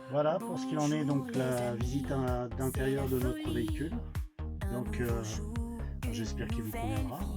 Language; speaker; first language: French; native; French